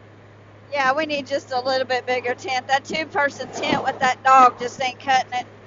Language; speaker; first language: English; native; English